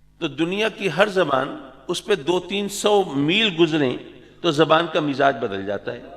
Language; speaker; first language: Urdu; native; Urdu